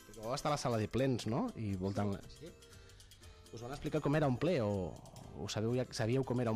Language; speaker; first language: Catalan; native; Catalan